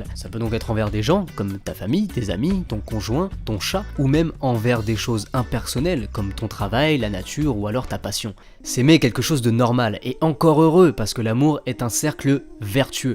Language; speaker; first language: French; native; French